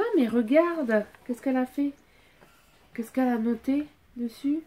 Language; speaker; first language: French; native; French